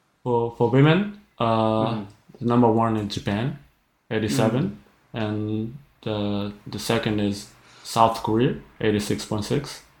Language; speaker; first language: English; non-native, fluent; Japanese